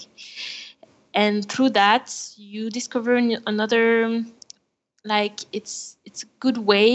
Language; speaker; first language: English; non-native, fluent; French